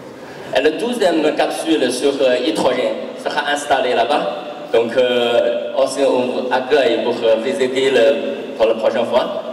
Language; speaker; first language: French; non-native, learner; Chinese